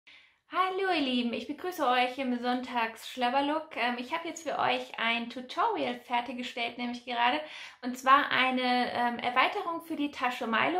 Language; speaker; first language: German; native; German